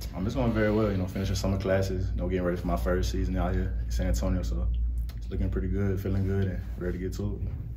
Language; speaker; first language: English; native; English